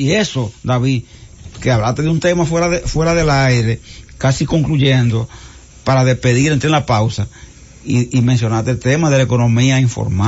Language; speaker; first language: Spanish; native; Spanish